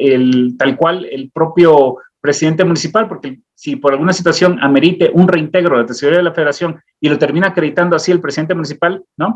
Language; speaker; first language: Spanish; native; Spanish